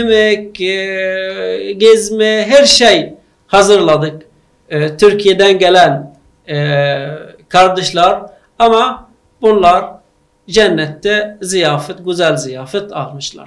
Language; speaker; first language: Turkish; non-native, fluent; Arabic